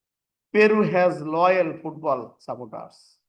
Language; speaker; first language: English; non-native, fluent; Bangla